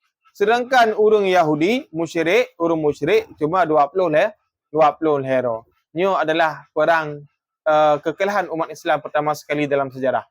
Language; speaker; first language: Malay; non-native, local second language; Achinese